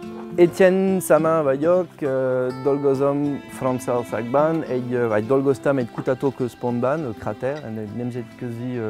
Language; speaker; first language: Hungarian; non-native, learner; French